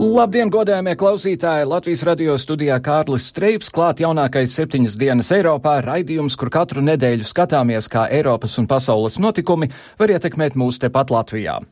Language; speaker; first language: Latvian; early bilingual, heritage; Latvian